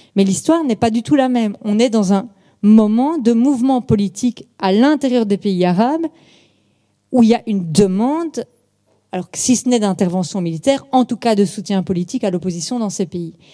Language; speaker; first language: French; native; French